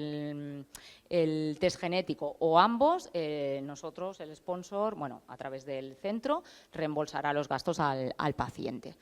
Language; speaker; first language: Spanish; native; Spanish